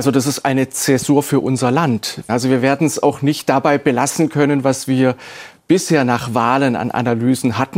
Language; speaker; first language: German; native; German